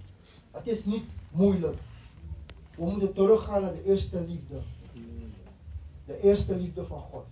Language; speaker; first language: Dutch; non-native, fluent; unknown